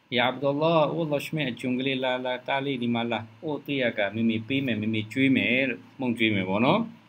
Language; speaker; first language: Burmese; native; Burmese